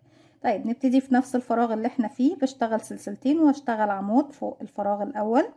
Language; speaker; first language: Arabic; native; Arabic